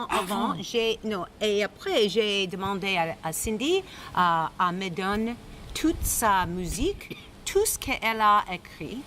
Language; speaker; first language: French; non-native, learner; English